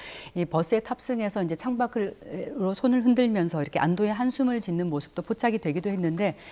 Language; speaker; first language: Korean; native; Korean